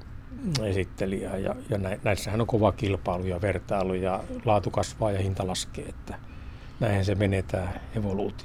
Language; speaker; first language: Finnish; native; Finnish